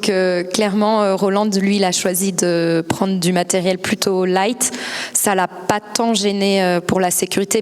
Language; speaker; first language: French; native; French